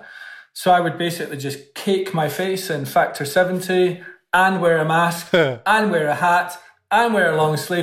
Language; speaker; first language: English; native; English